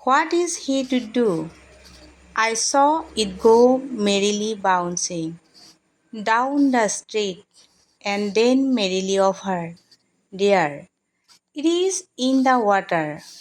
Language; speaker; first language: English; non-native, local second language; Assamese